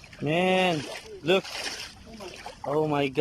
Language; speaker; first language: English; non-native, local second language; Filipino